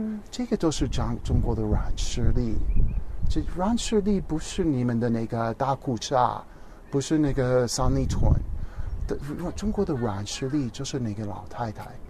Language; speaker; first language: Chinese; non-native, fluent; English